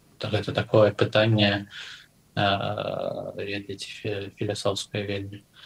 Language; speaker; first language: Belarusian; non-native, local second language; Russian